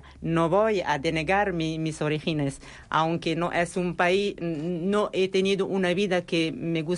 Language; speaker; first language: Spanish; non-native, learner; Arabic